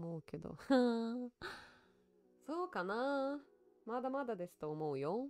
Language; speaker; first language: Japanese; non-native, learner; Russian